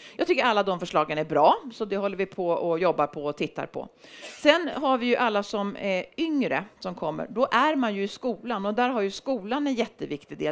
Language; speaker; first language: Swedish; native; Swedish